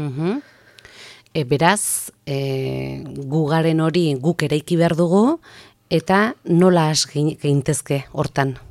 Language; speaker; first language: Basque; native; Basque